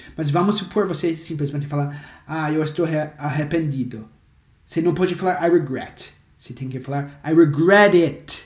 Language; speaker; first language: Portuguese; non-native, fluent; English